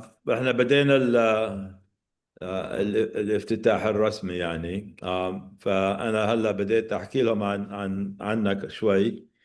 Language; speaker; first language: Arabic; native; Arabic